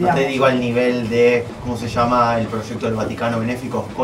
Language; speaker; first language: Spanish; native; Spanish